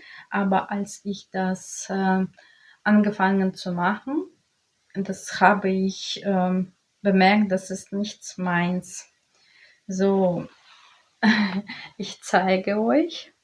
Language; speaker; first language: German; non-native, learner; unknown